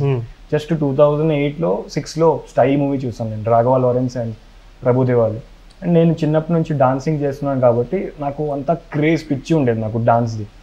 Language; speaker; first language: Telugu; non-native, local second language; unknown